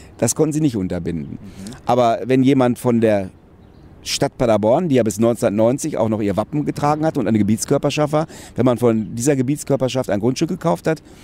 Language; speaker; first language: German; native; German